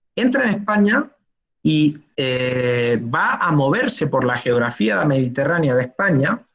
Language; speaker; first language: Spanish; native; Spanish